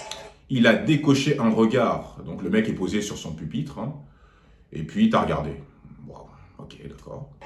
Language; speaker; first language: French; native; French